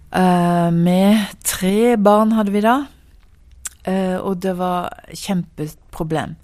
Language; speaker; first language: Norwegian; early bilingual, heritage; Norwegian